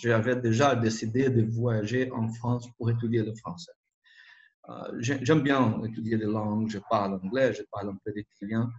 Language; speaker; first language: French; non-native, learner; Portuguese